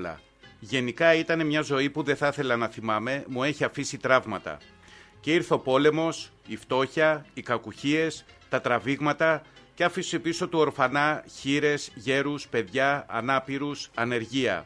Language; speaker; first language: Greek; native; Greek